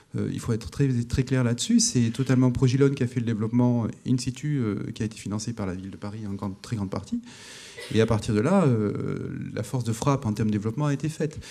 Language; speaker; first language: French; native; French